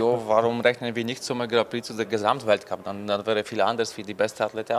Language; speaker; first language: German; non-native, learner; Polish